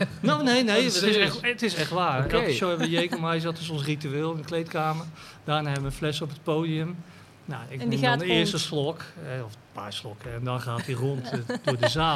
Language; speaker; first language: Dutch; native; Dutch